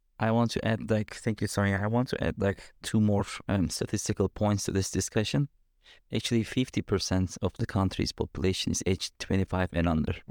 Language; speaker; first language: English; non-native, fluent; Turkish